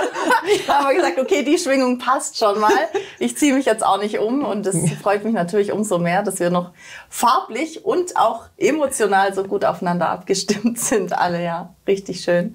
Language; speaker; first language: German; native; German